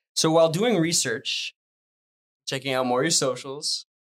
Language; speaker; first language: English; non-native, fluent; French